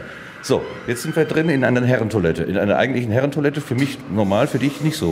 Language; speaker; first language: German; native; German